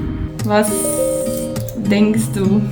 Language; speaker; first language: German; non-native, learner; Slovenian